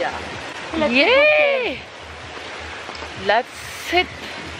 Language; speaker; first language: English; non-native, fluent; Indonesian